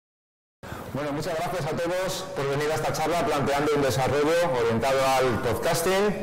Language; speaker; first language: Spanish; native; Spanish